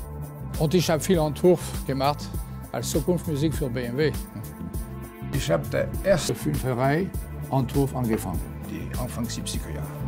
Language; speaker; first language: German; non-native, fluent; French